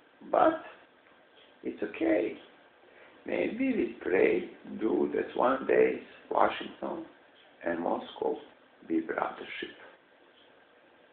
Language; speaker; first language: English; non-native, learner; Serbian